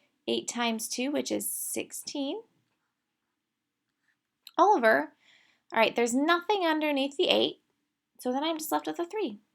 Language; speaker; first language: English; native; English